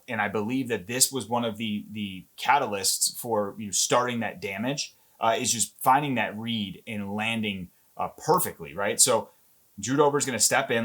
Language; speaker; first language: English; native; English